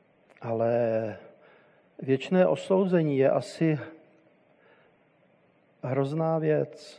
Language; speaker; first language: Czech; native; Czech